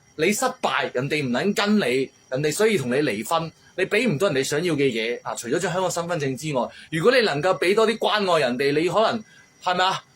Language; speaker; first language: Cantonese; native; Cantonese